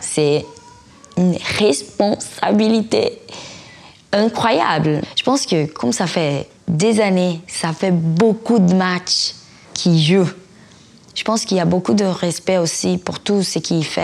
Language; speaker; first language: French; non-native, fluent; Portuguese